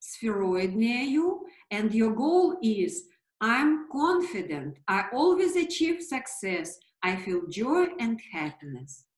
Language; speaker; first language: English; non-native, fluent; Russian